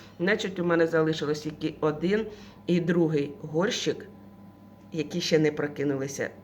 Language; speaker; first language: Ukrainian; non-native, local second language; Russian